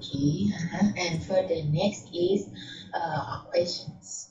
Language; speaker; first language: English; non-native, learner; Thai